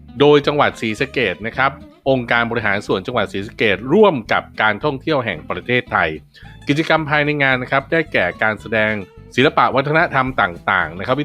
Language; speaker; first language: Thai; native; Thai